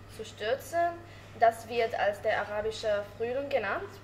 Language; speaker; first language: German; non-native, learner; Arabic